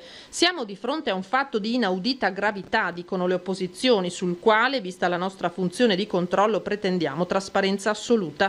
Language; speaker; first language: Italian; native; Italian